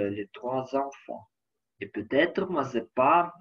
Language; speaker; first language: French; non-native, learner; Ukrainian